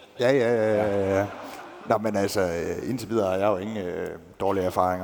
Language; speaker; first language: Danish; native; Danish